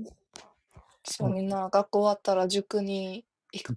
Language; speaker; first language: Japanese; non-native, fluent; Korean